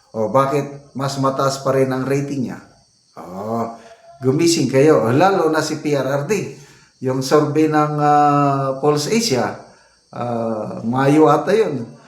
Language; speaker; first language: Filipino; non-native, local second language; Cebuano